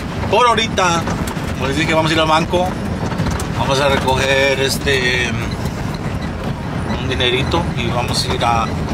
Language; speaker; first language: Spanish; early bilingual, heritage; Spanish